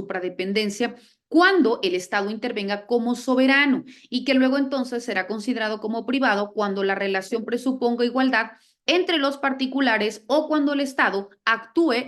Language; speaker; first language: Spanish; native; Spanish